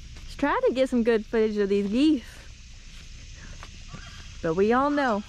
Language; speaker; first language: English; native; English